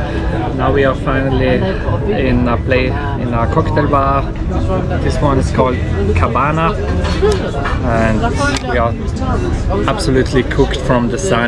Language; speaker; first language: English; non-native, fluent; German